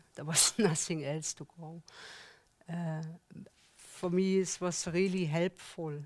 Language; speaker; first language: English; non-native, learner; German